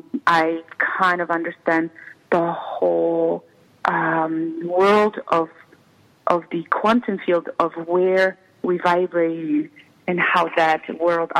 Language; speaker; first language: English; non-native, fluent; Czech